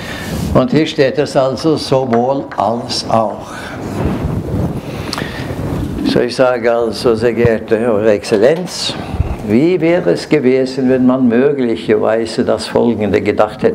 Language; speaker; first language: German; non-native, fluent; Norwegian